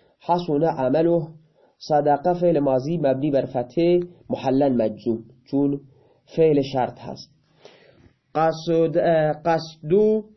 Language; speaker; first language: Persian; non-native, local second language; Baluchi